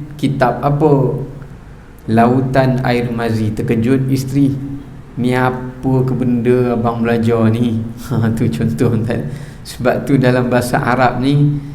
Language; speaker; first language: Malay; native; Malay